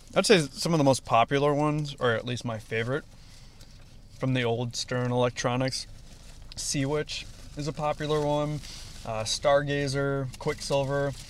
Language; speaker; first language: English; native; English